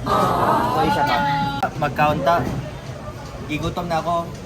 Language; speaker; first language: Cebuano; non-native, learner; Korean